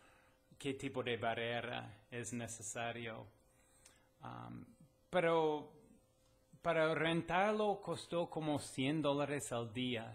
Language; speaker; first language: Spanish; non-native, fluent; English